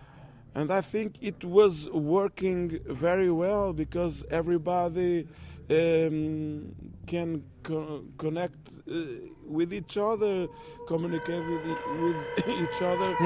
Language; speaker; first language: English; non-native, fluent; Portuguese